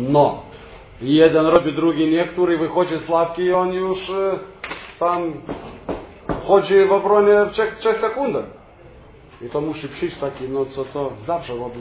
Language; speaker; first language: Polish; non-native, fluent; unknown